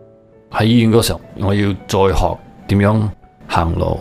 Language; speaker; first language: Cantonese; early bilingual, heritage; Cantonese